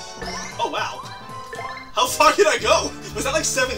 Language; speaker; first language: English; native; English